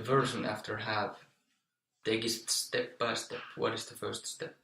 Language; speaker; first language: English; non-native, fluent; Finnish